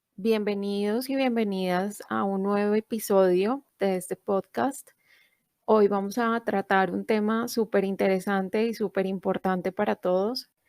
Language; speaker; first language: Spanish; native; Spanish